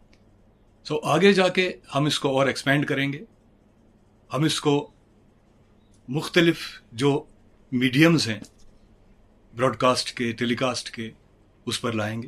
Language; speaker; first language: Hindi; native; Hindi